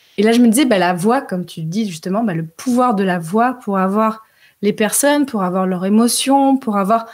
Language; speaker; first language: French; early bilingual, heritage; French